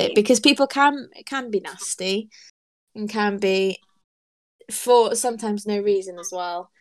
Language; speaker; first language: English; native; English